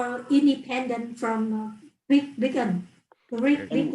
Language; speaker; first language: English; non-native, learner; Vietnamese